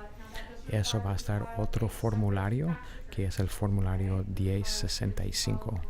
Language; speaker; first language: Spanish; non-native, fluent; English